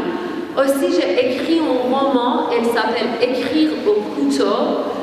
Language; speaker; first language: French; non-native, learner; Persian